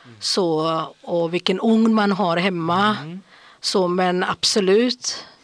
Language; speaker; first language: Swedish; non-native, fluent; English